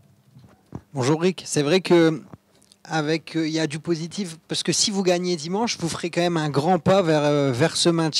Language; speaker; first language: French; native; French